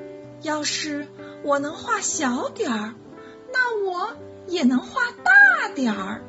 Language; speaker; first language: Chinese; native; Chinese